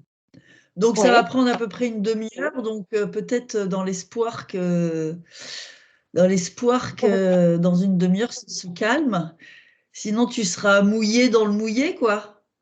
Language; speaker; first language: French; native; French